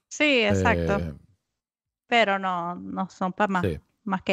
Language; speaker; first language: Spanish; native; Spanish